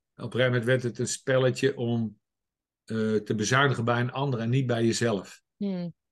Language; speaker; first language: Dutch; native; Dutch